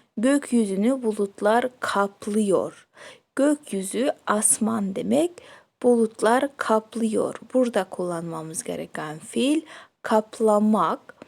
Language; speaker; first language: Turkish; non-native, fluent; Kyrgyz